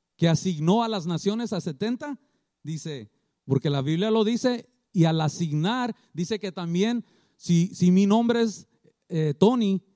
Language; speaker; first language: Spanish; early bilingual, heritage; Spanish